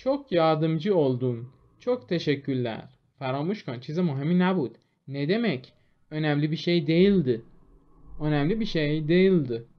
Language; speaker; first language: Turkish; non-native, fluent; Persian